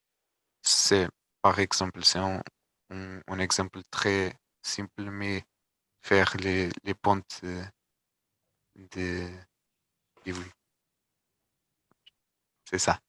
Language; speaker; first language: French; non-native, learner; Portuguese